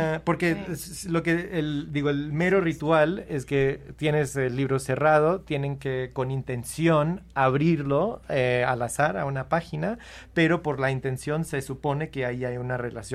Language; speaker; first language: Spanish; non-native, fluent; English